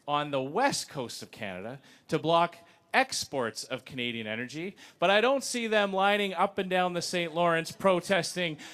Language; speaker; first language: English; native; English